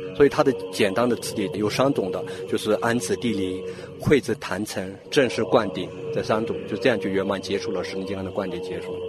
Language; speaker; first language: Chinese; non-native, fluent; Tibetan